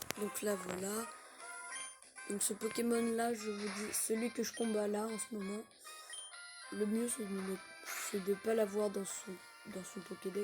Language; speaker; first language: French; native; French